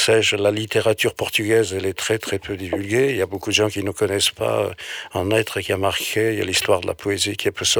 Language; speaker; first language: French; non-native, fluent; Portuguese